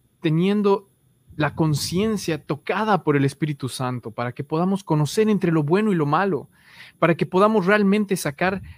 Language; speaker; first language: Spanish; native; Spanish